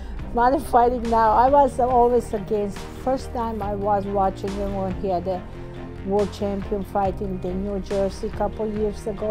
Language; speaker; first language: English; non-native, learner; Croatian